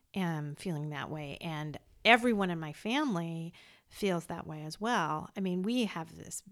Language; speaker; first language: English; native; English